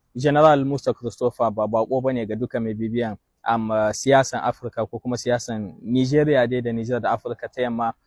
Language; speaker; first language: Hausa; native; Hausa